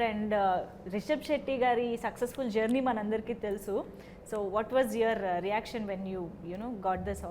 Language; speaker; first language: Telugu; native; Telugu